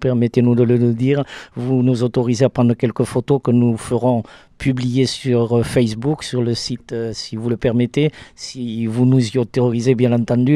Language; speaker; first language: French; native; French